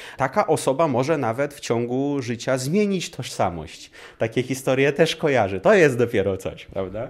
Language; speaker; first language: Polish; non-native, fluent; Russian